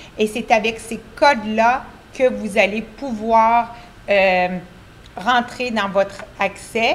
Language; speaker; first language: French; native; French